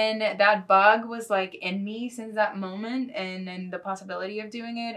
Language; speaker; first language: English; non-native, fluent; Spanish